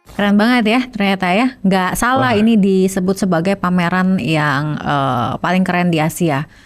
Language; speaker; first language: Indonesian; native; Indonesian